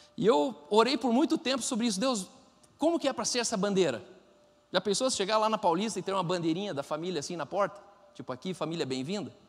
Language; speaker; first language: Portuguese; non-native, fluent; German